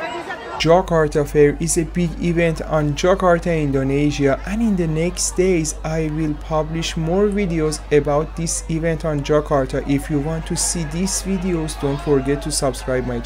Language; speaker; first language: English; non-native, learner; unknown